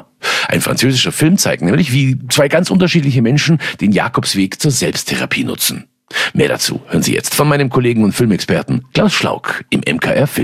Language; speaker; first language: German; native; German